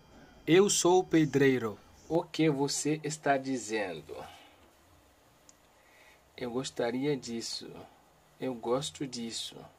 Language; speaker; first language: Portuguese; non-native, learner; Haitian Creole